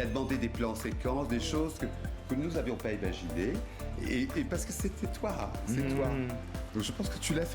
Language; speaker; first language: French; native; French